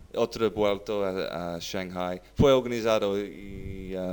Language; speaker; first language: Spanish; non-native, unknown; English